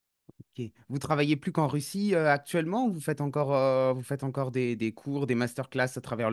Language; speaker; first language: French; native; French